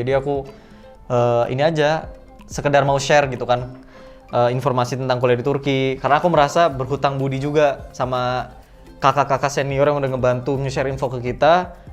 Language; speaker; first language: Indonesian; native; Indonesian